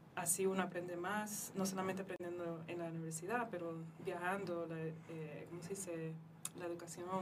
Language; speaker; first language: Spanish; early bilingual, heritage; Spanish